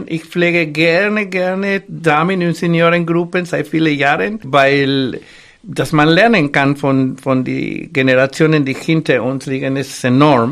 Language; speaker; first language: German; non-native, fluent; Spanish